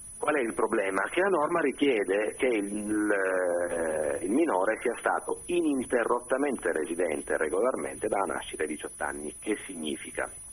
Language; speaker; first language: Italian; native; Italian